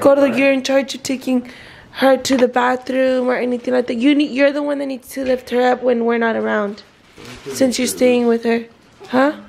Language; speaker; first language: English; early bilingual, other home language; Spanish